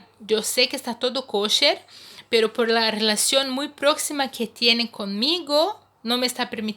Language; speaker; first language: Spanish; non-native, fluent; Portuguese